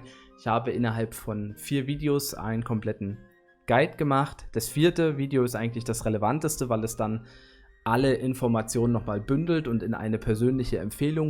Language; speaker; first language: German; native; German